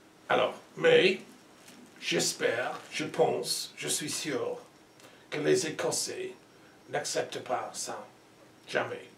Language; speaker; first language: French; non-native, learner; English